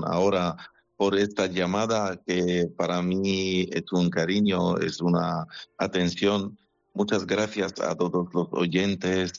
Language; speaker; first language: Spanish; non-native, fluent; Arabic